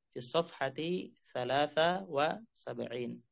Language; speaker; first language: Arabic; non-native, fluent; Indonesian